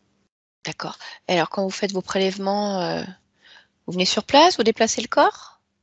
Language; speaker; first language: French; native; French